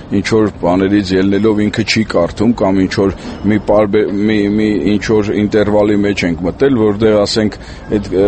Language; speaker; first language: Armenian; native; Armenian